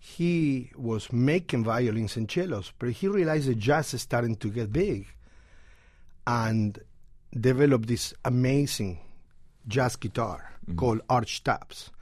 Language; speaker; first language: English; non-native, fluent; Spanish